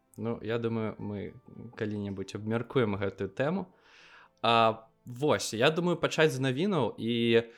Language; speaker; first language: Belarusian; non-native, local second language; Russian